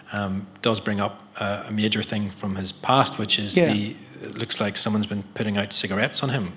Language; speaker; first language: English; native; English